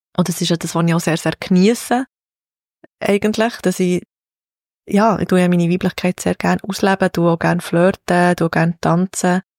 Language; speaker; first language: German; native; German